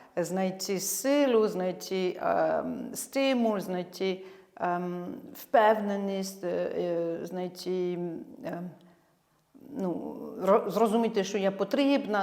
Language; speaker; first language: Ukrainian; non-native, fluent; French